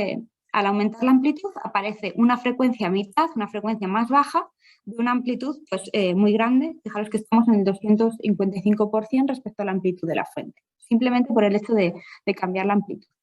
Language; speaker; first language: Spanish; native; Spanish